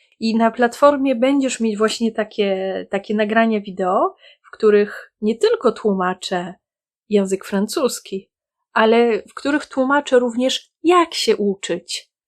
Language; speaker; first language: Polish; native; Polish